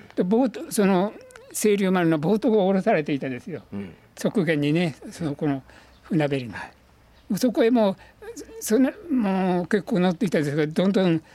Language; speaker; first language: Japanese; native; Japanese